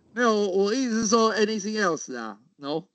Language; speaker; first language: Chinese; native; Chinese